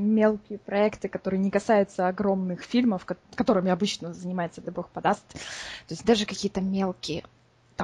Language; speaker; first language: Russian; native; Russian